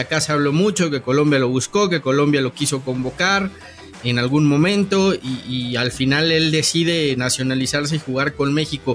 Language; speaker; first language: Spanish; native; Spanish